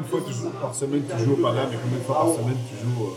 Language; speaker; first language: French; native; French